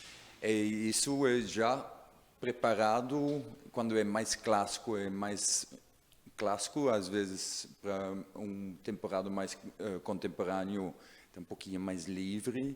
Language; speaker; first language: Portuguese; non-native, learner; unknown